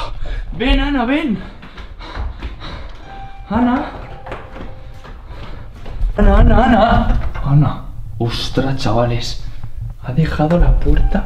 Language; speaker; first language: Spanish; native; Spanish